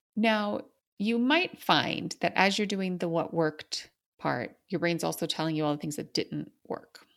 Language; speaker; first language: English; native; English